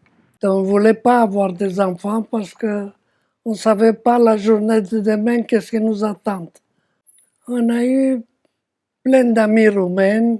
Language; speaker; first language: French; non-native, fluent; Romanian